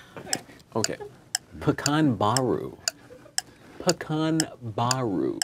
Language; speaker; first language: Indonesian; non-native, fluent; English